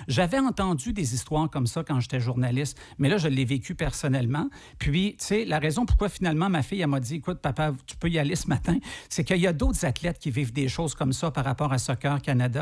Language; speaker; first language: French; native; French